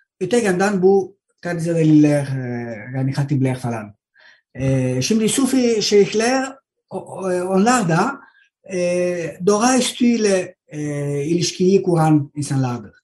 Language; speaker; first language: Turkish; non-native, fluent; Greek